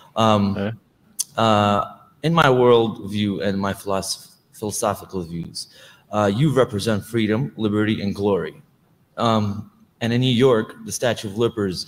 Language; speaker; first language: English; non-native, fluent; Russian